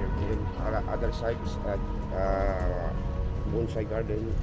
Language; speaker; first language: English; non-native, local second language; Filipino